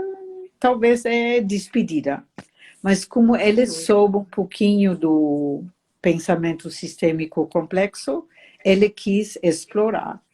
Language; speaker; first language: Portuguese; non-native, fluent; German